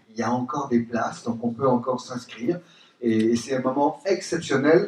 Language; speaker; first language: French; native; French